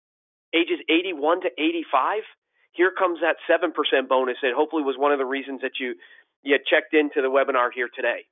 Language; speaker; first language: English; native; English